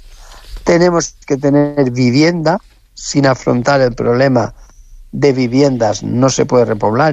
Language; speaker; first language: Spanish; native; Spanish